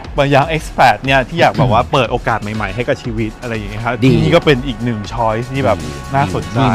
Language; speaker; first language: Thai; non-native, fluent; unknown